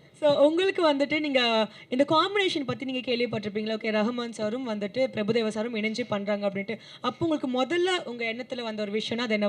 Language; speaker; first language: Tamil; native; Tamil